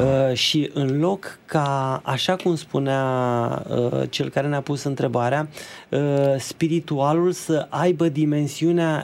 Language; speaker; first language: Romanian; native; Romanian